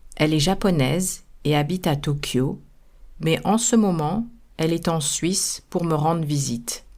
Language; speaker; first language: French; native; French